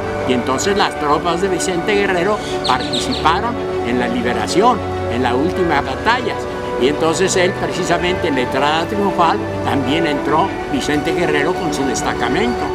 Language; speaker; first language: Spanish; native; Spanish